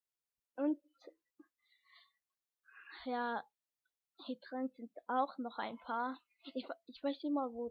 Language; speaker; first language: German; early bilingual, other home language; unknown